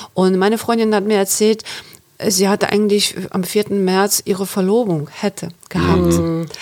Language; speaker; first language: German; non-native, fluent; Ukrainian